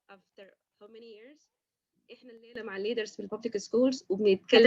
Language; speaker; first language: Arabic; native; Arabic